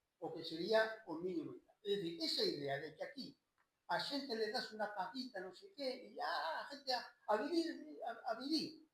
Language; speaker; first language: Galician; native; Galician